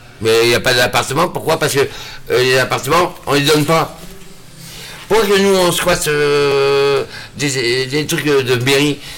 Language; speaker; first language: French; native; French